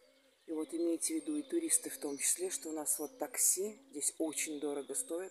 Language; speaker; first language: Russian; native; Russian